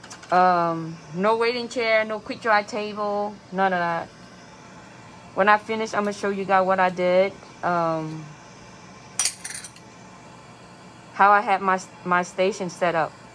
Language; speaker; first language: English; non-native, fluent; Vietnamese